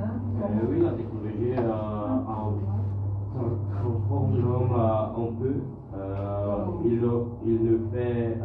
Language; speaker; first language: French; non-native, learner; Bulgarian